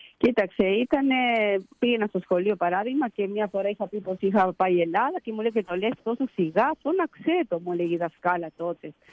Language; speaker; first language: Greek; early bilingual, heritage; Spanish